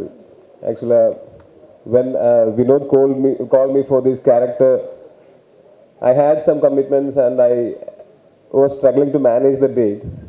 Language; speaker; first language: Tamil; non-native, learner; Malayalam